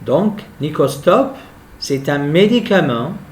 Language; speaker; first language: French; non-native, local second language; Arabic